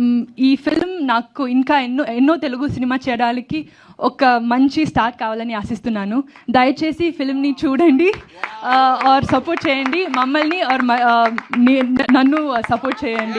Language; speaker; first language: Telugu; non-native, learner; Tamil